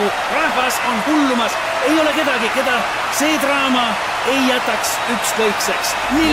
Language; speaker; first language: Estonian; native; Estonian